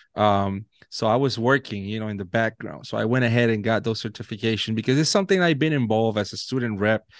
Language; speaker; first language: English; non-native, fluent; Spanish